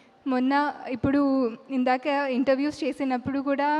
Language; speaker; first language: Telugu; non-native, fluent; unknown